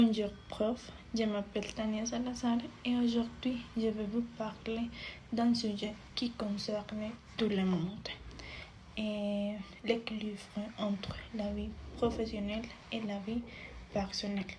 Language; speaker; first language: French; non-native, fluent; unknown